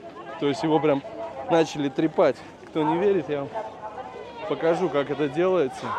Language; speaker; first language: Russian; native; Russian